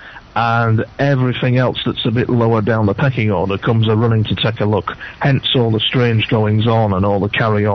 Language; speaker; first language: English; native; English